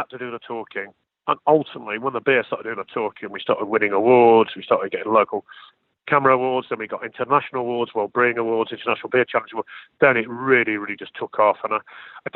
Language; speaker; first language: English; native; English